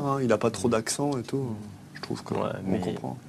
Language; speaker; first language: French; native; French